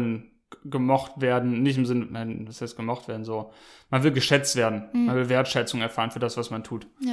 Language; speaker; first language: German; native; German